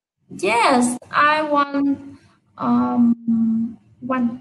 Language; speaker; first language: English; non-native, learner; Vietnamese